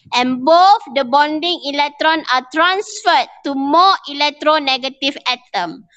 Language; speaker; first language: English; non-native, local second language; Malay